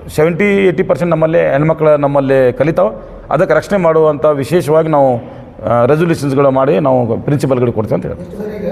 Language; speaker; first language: Kannada; non-native, local second language; Urdu